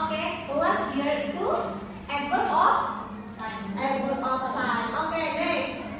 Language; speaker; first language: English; non-native, learner; Indonesian